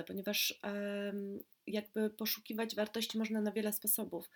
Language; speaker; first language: Polish; native; Polish